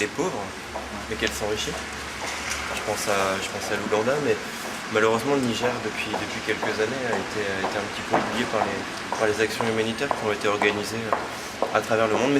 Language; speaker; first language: French; native; French